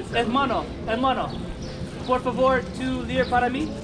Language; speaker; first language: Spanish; non-native, learner; English